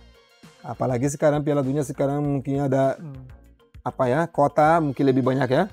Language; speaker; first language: Indonesian; non-native, fluent; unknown